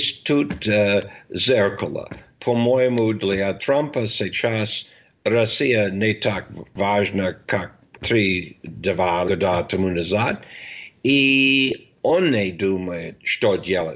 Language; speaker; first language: Russian; non-native, fluent; English